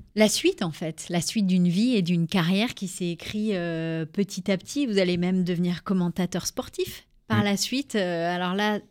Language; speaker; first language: French; native; French